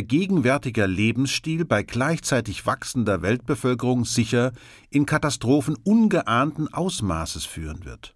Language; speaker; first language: German; native; German